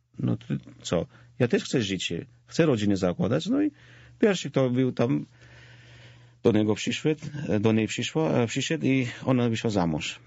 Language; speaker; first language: Polish; non-native, fluent; Georgian